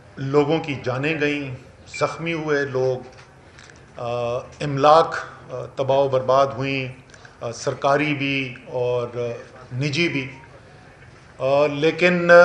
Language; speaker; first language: Urdu; native; Urdu